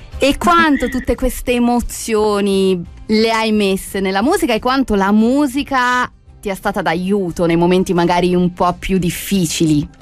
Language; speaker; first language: Italian; native; Italian